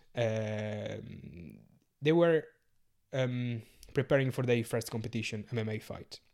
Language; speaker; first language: English; non-native, learner; Italian